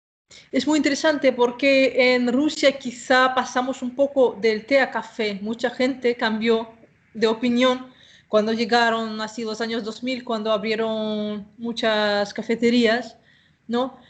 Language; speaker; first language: Spanish; non-native, fluent; Russian